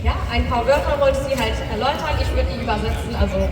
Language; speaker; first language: German; non-native, fluent; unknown